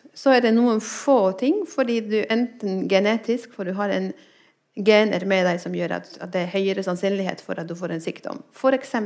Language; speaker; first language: Norwegian; non-native, fluent; Spanish